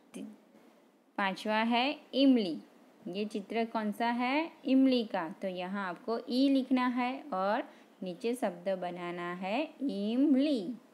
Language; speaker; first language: Hindi; non-native, local second language; Gujarati